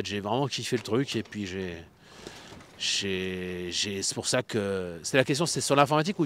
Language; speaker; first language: French; native; French